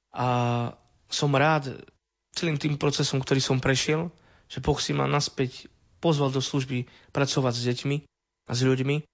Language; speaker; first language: Slovak; native; Slovak